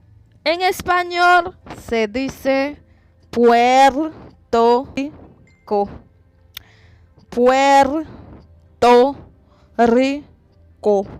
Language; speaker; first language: Spanish; non-native, fluent; Haitian Creole